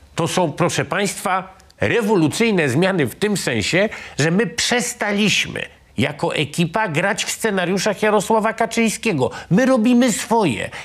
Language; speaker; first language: Polish; native; Polish